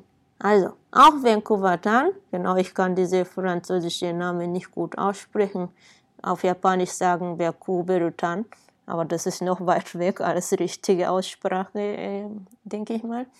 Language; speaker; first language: German; non-native, fluent; Japanese